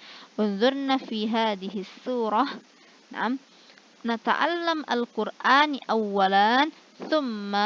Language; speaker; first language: Arabic; non-native, fluent; Indonesian